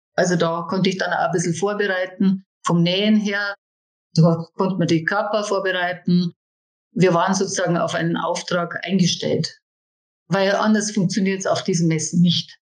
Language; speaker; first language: German; native; German